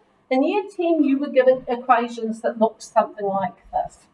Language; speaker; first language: English; native; English